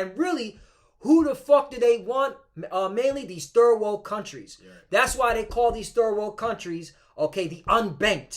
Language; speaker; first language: English; native; English